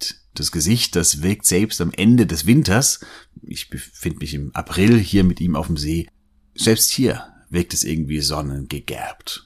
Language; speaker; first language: German; native; German